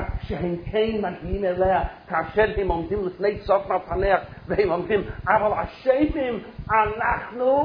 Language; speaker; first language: Hebrew; non-native, fluent; English